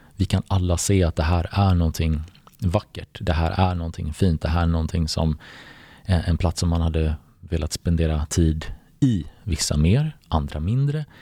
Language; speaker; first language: Swedish; early bilingual, other home language; Bosnian